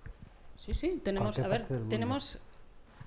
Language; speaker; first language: Spanish; native; Spanish